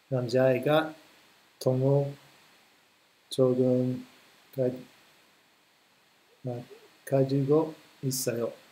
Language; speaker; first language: Korean; non-native, learner; English